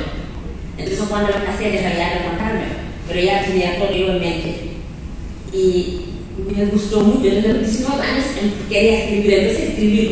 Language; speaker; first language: Spanish; non-native, learner; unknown